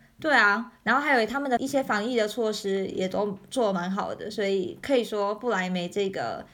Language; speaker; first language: Chinese; native; Chinese